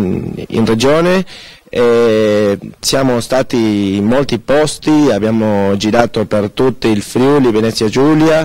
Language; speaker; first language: Italian; early bilingual, heritage; Spanish